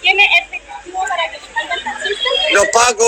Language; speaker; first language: Spanish; native; Spanish